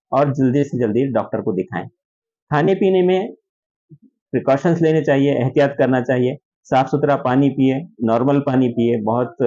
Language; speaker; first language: Hindi; non-native, local second language; Urdu